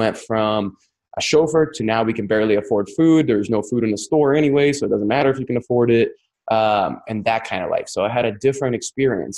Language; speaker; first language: English; non-native, fluent; Russian